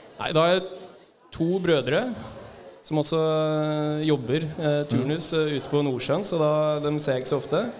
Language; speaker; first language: Norwegian; native; Norwegian